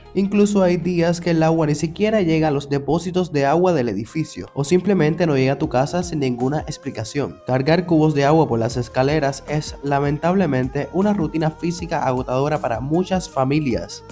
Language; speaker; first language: Spanish; native; Spanish